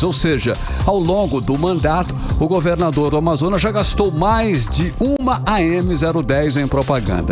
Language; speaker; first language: Portuguese; native; Portuguese